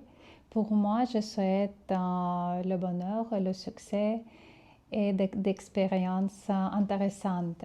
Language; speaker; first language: French; non-native, fluent; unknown